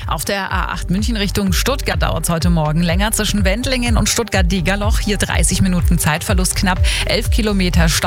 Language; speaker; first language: German; native; German